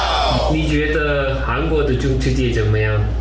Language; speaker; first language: Chinese; non-native, learner; Korean